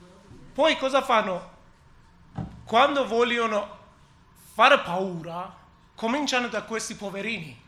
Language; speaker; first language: Italian; non-native, learner; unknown